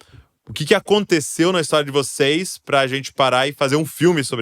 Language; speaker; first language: Portuguese; native; Portuguese